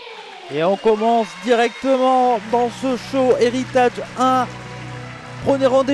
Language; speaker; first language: French; native; French